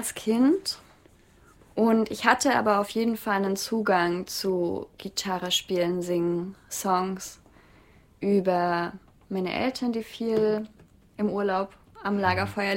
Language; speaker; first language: German; native; German